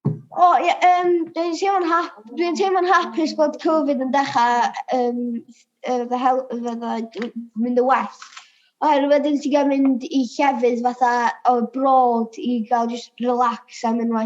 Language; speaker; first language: Welsh; native; Welsh